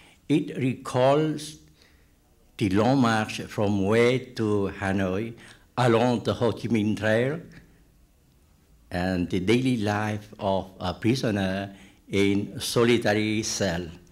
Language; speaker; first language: English; non-native, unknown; Vietnamese